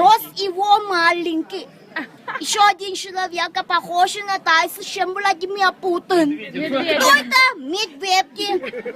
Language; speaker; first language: Russian; non-native, local second language; Kyrgyz